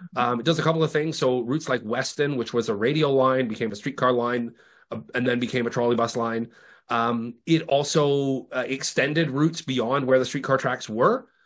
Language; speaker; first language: English; native; English